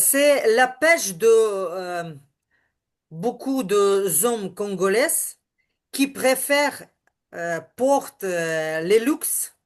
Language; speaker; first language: French; non-native, learner; Ukrainian